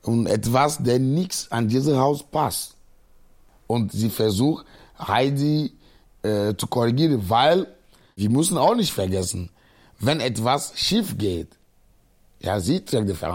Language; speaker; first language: German; non-native, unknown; Ewe